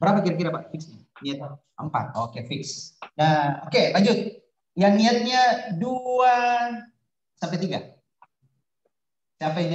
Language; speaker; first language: Indonesian; native; Indonesian